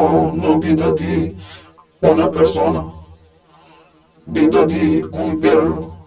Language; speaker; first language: Spanish; non-native, learner; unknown